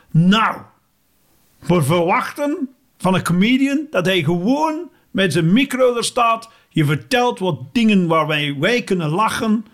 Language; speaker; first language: Dutch; non-native, fluent; English